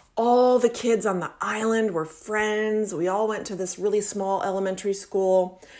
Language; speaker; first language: English; native; English